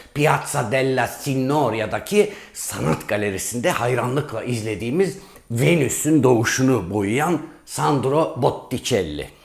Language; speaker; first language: Turkish; native; Turkish